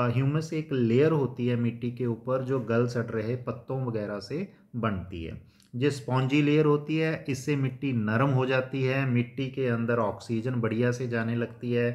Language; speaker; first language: Hindi; non-native, local second language; Punjabi